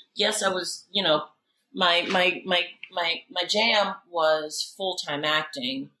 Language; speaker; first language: English; native; English